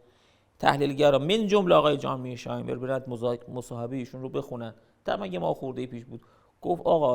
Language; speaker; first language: Persian; native; Persian